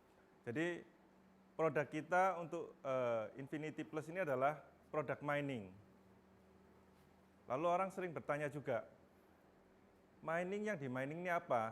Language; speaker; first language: Indonesian; native; Indonesian